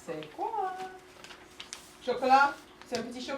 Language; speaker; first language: French; non-native, fluent; English